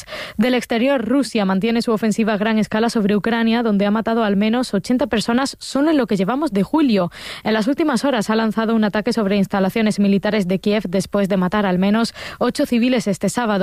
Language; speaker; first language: Spanish; native; Spanish